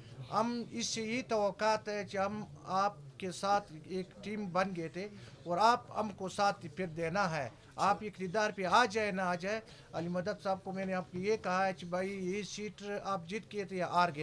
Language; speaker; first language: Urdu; non-native, local second language; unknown